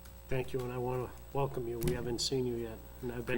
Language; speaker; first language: English; native; English